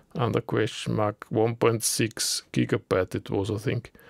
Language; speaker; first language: English; non-native, learner; German